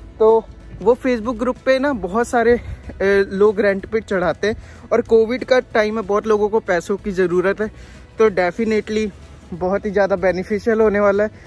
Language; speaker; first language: Hindi; native; Hindi